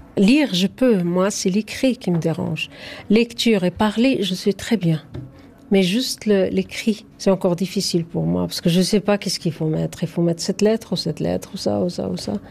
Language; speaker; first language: French; non-native, fluent; Arabic